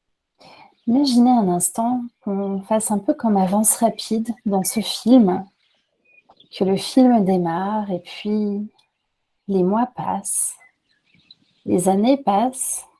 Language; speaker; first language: French; native; French